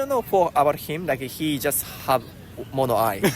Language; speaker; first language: English; non-native, learner; Japanese